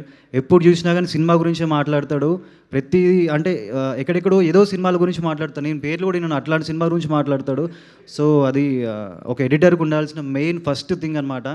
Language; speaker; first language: Telugu; native; Telugu